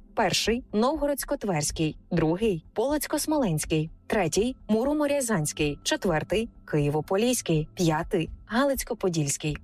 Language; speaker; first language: Ukrainian; native; Ukrainian